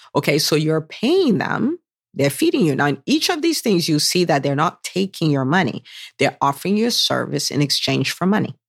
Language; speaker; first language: English; non-native, local second language; Yoruba